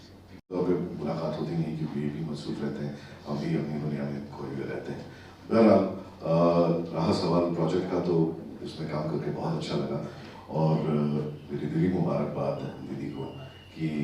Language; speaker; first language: Hindi; native; Hindi